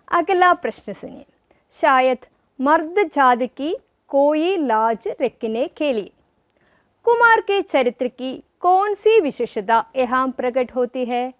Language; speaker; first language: Hindi; non-native, local second language; Malayalam